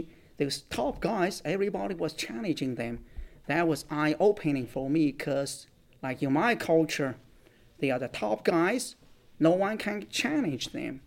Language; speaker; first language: English; non-native, fluent; Chinese